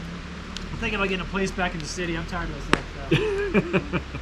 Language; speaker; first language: English; native; English